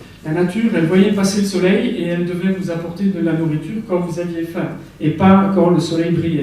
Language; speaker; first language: French; native; French